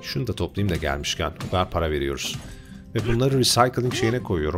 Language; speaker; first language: Turkish; native; Turkish